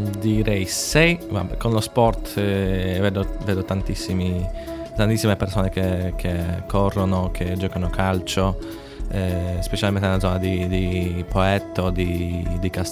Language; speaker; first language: Italian; non-native, fluent; Polish